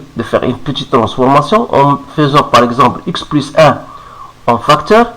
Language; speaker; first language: French; non-native, local second language; Arabic